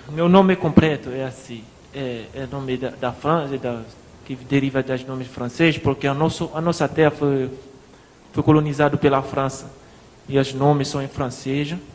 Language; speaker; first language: Portuguese; non-native, fluent; Haitian Creole